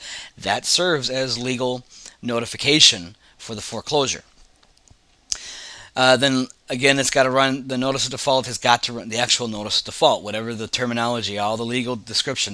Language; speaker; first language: English; native; English